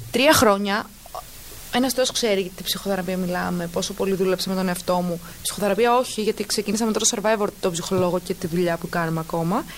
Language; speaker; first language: Greek; early bilingual, heritage; Greek